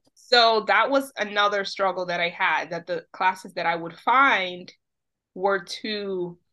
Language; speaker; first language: English; early bilingual, other home language; Spanish